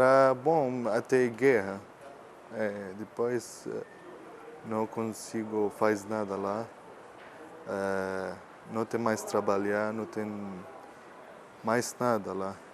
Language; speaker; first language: Portuguese; non-native, learner; Arabic